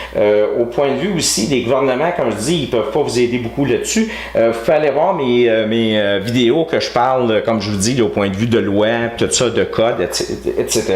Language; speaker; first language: French; native; French